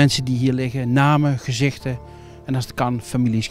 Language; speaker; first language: Dutch; native; Dutch